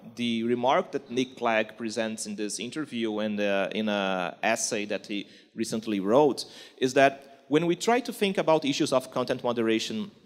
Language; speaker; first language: English; non-native, fluent; Portuguese